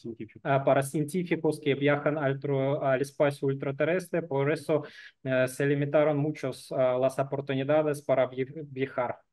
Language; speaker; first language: Spanish; non-native, learner; Russian